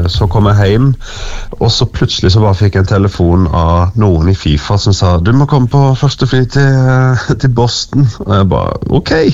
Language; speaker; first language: Norwegian; native; Norwegian